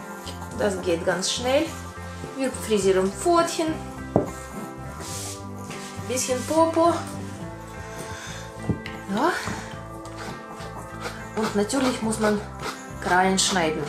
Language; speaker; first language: German; non-native, learner; Russian